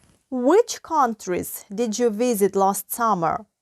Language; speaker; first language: English; non-native, fluent; Ukrainian